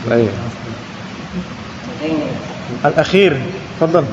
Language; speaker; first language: Arabic; non-native, fluent; Indonesian